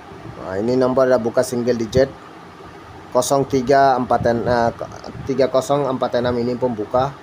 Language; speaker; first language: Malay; non-native, learner; Bangla